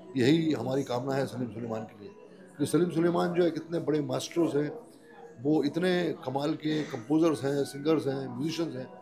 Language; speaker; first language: Hindi; native; Hindi